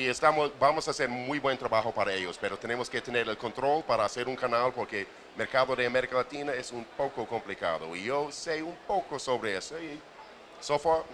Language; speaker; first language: Spanish; non-native, fluent; English